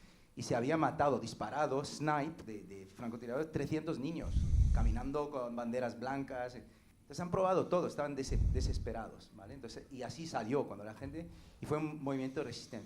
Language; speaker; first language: Spanish; non-native, fluent; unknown